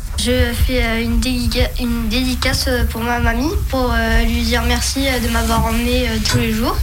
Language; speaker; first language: French; native; French